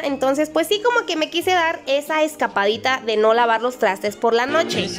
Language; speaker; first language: Spanish; native; Spanish